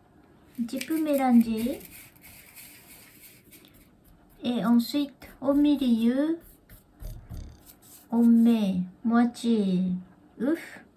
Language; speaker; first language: French; non-native, learner; Japanese